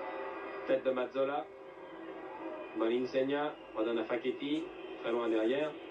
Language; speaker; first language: French; native; French